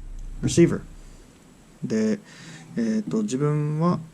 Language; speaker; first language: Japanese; early bilingual, heritage; English